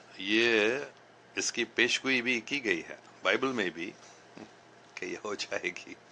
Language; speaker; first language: Urdu; early bilingual, other home language; English